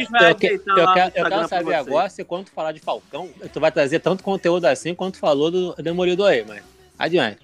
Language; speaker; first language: Portuguese; native; Portuguese